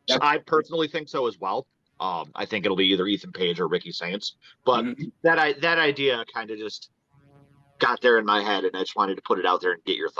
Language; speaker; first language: English; native; English